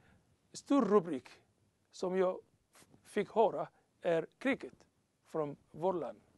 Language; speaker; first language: Swedish; non-native, learner; Somali